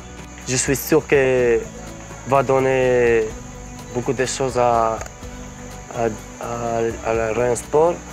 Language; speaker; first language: French; non-native, learner; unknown